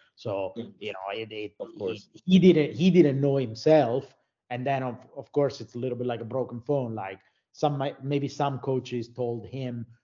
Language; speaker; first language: English; non-native, fluent; Italian